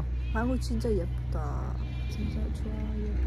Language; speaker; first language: Korean; non-native, learner; Persian